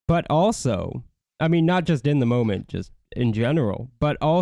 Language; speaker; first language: English; native; English